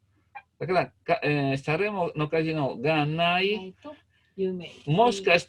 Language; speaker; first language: Japanese; non-native, learner; Italian